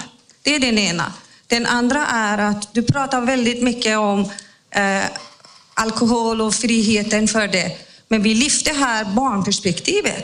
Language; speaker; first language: Swedish; non-native, fluent; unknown